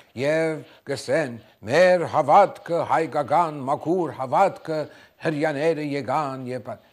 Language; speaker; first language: Armenian; native; Armenian